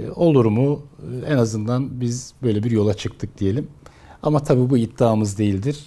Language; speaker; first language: Turkish; native; Turkish